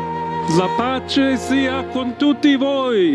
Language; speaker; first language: Italian; non-native, fluent; English